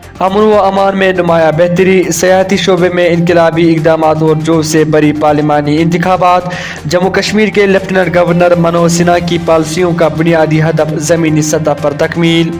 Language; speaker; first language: Urdu; non-native, local second language; Kashmiri